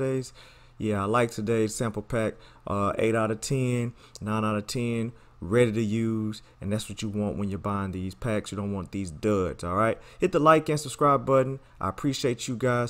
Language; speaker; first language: English; native; English